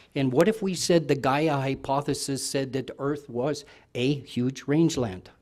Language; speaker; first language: English; native; English